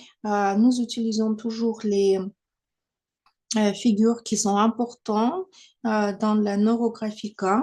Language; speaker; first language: French; non-native, fluent; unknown